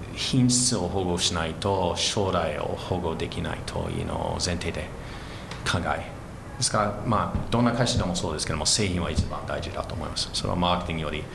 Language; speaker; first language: Japanese; non-native, fluent; English